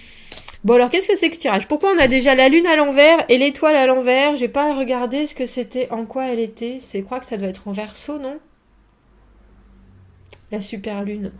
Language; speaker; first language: French; native; French